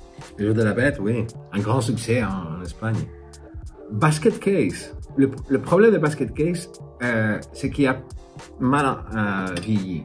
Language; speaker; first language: French; non-native, fluent; Spanish